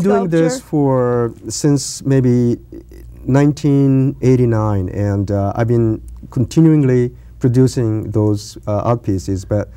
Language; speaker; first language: English; non-native, learner; Japanese